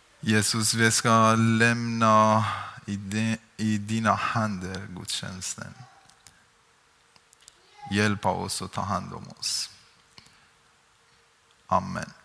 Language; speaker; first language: Swedish; non-native, learner; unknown